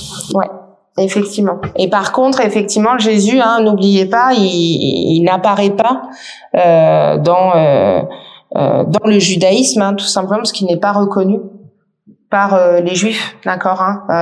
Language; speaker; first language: French; native; French